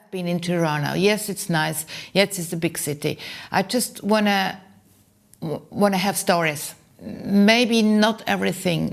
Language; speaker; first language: English; non-native, learner; German